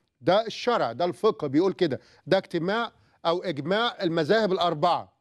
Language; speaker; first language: Arabic; native; Arabic